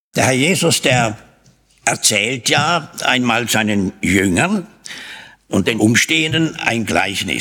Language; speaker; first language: German; native; German